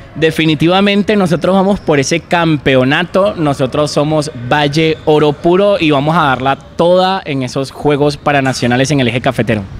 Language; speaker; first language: Spanish; native; Spanish